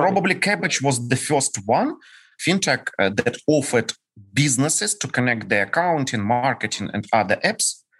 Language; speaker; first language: English; non-native, fluent; Ukrainian